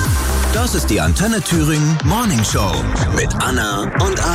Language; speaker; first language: German; native; German